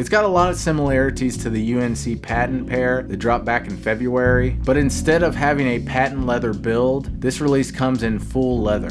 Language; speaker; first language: English; native; English